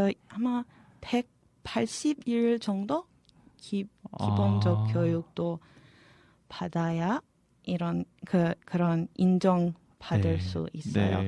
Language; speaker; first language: Korean; non-native, fluent; Serbian